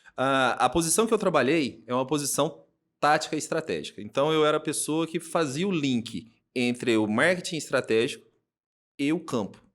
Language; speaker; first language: Portuguese; native; Portuguese